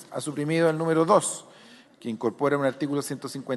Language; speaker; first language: Spanish; native; Spanish